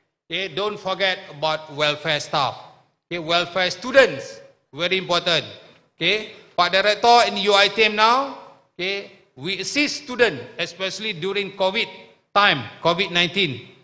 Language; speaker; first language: English; non-native, local second language; Malay